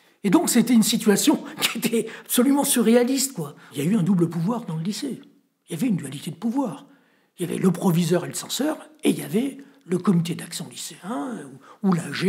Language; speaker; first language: French; native; French